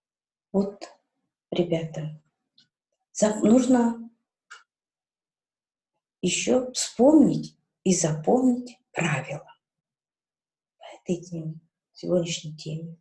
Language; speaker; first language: Russian; non-native, local second language; Kazakh